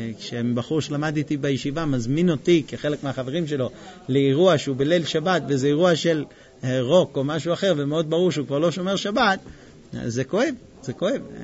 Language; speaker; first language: Hebrew; non-native, fluent; English